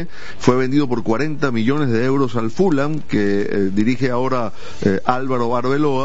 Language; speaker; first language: Spanish; native; Spanish